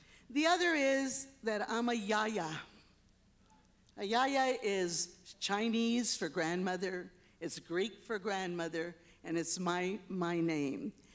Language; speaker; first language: English; early bilingual, other home language; Spanish